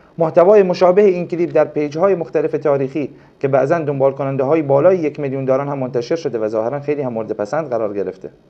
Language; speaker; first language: Persian; non-native, local second language; Arabic